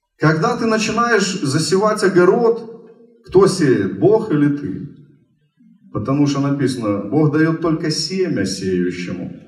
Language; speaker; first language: Russian; native; Russian